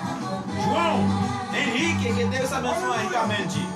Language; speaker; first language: Portuguese; non-native, learner; Haitian Creole